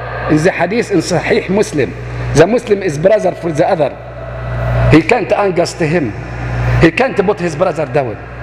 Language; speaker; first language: English; non-native, learner; Arabic